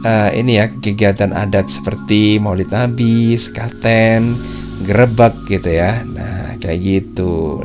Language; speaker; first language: Indonesian; native; Indonesian